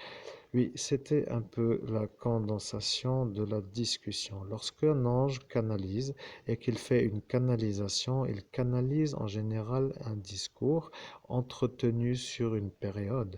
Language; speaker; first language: French; native; French